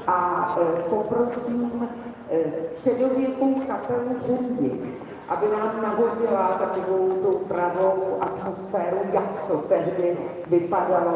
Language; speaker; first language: Czech; native; Czech